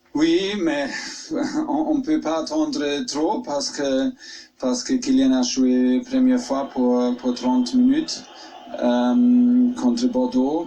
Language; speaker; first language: French; non-native, fluent; German